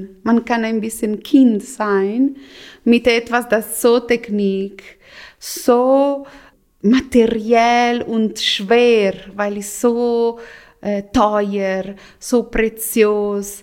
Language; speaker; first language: German; non-native, local second language; Italian